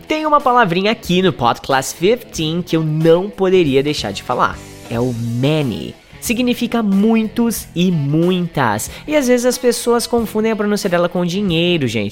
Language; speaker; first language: Portuguese; native; Portuguese